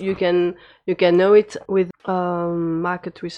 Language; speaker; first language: English; non-native, fluent; French